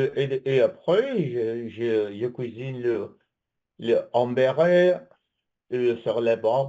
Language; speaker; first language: French; non-native, learner; English